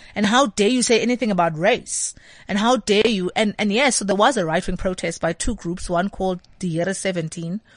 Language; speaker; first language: English; non-native, local second language; Xhosa